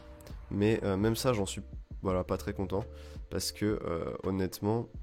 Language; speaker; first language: French; native; French